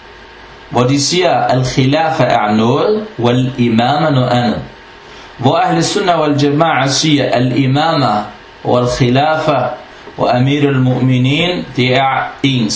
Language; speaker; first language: Danish; non-native, fluent; Arabic